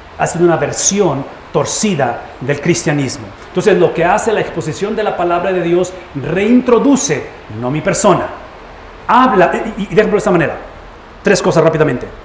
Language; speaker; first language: Spanish; native; Spanish